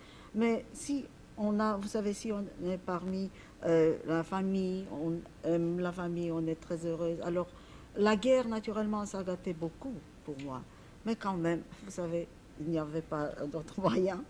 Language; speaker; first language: French; non-native, fluent; Polish